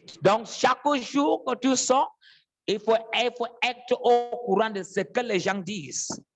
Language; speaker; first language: French; non-native, fluent; English